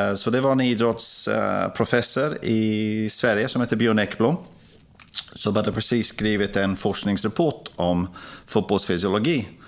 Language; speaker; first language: Swedish; non-native, fluent; English